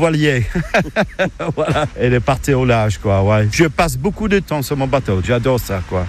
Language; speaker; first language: French; non-native, fluent; English